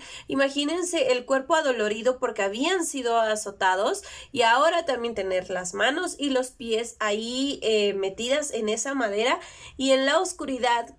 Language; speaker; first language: Spanish; native; Spanish